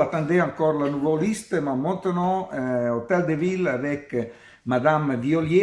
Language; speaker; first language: French; non-native, learner; Italian